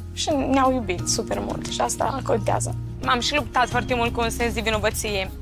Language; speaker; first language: Romanian; early bilingual, heritage; Romanian